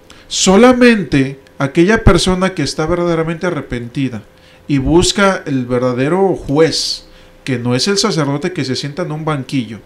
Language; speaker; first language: Spanish; native; Spanish